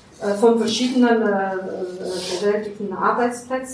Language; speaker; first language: German; non-native, fluent; Romanian